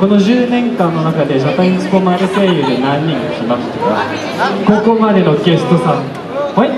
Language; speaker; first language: Japanese; non-native, fluent; French